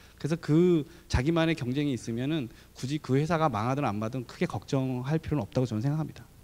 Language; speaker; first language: Korean; native; Korean